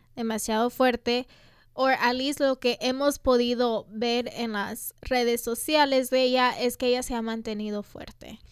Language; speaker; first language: Spanish; early bilingual, heritage; Spanish